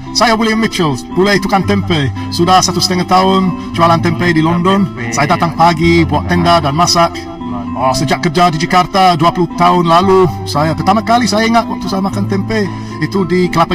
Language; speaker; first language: Indonesian; non-native, learner; English